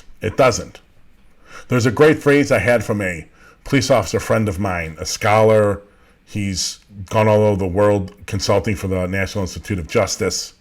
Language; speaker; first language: English; native; English